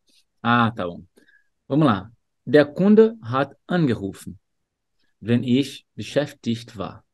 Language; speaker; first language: German; non-native, fluent; Portuguese